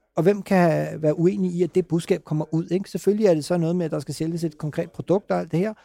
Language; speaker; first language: Danish; early bilingual, other home language; Urdu